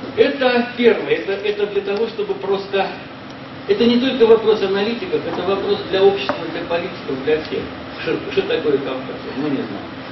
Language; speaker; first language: Russian; native; Russian